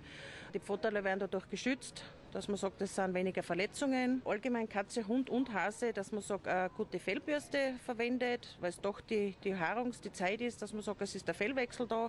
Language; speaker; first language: German; native; German